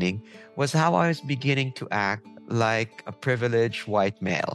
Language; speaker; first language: English; non-native, local second language; Filipino